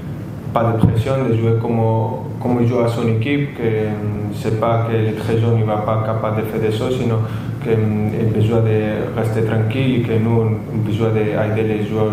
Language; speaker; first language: French; non-native, fluent; Spanish